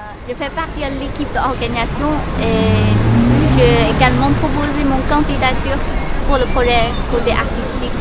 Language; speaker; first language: French; non-native, learner; Chinese